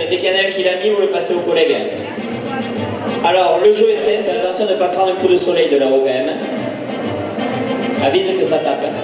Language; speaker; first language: French; native; French